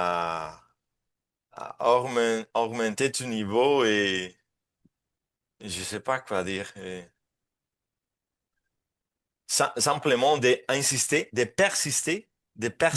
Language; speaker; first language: French; non-native, learner; Spanish